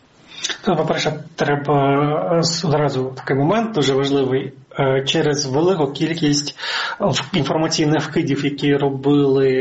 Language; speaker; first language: Ukrainian; native; Ukrainian